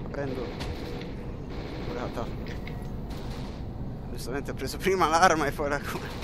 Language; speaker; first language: Italian; native; Italian